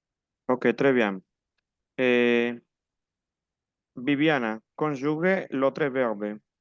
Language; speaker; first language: French; non-native, fluent; Spanish